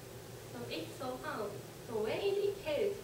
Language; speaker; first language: English; non-native, learner; Japanese